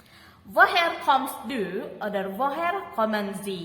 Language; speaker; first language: German; non-native, fluent; Indonesian